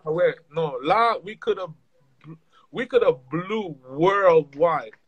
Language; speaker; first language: English; non-native, fluent; Haitian Creole